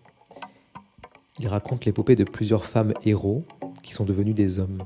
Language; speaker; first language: French; native; French